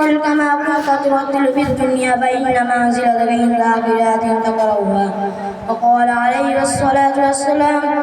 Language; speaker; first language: Arabic; non-native, fluent; Bangla